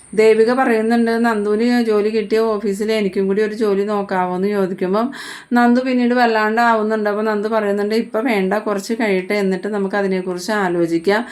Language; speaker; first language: Malayalam; native; Malayalam